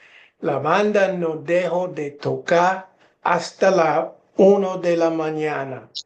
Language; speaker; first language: Spanish; non-native, learner; English